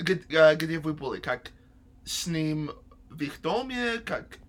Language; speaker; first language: Russian; non-native, learner; English